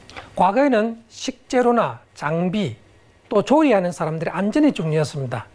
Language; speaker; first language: Korean; native; Korean